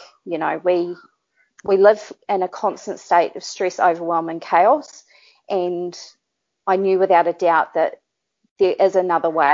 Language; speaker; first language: English; native; English